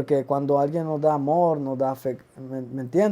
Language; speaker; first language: Spanish; early bilingual, other home language; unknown